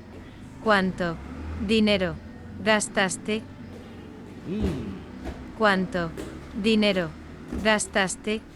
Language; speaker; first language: Spanish; non-native, learner; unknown